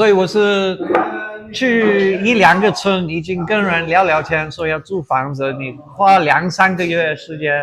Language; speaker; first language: Chinese; non-native, fluent; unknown